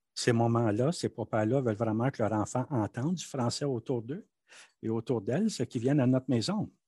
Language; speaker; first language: French; native; French